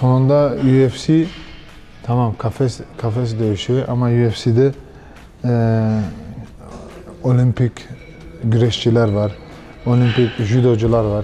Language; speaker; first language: Turkish; early bilingual, heritage; Turkish